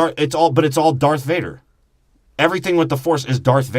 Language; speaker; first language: English; native; English